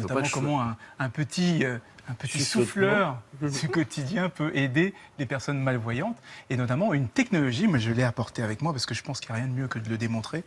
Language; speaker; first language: French; native; French